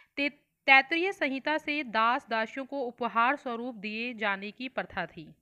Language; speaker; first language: Hindi; native; Hindi